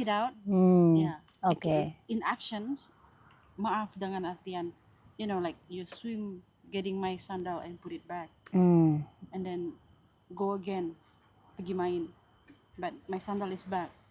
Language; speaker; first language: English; non-native, fluent; Indonesian